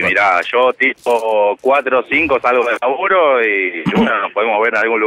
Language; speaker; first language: Spanish; native; Spanish